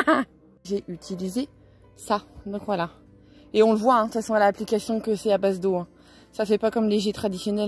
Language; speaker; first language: French; native; French